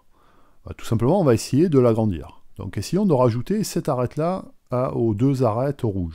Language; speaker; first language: French; native; French